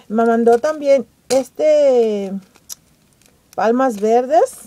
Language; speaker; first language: Spanish; early bilingual, heritage; Spanish